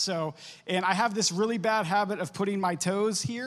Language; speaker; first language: English; native; English